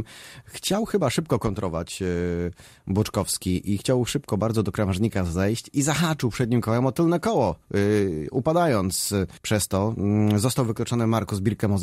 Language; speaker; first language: Polish; native; Polish